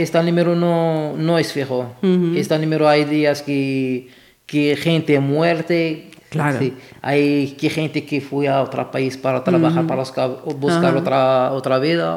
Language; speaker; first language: Spanish; non-native, learner; Arabic